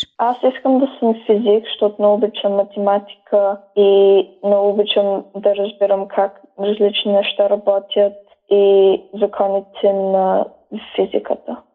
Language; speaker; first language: Bulgarian; early bilingual, heritage; Bulgarian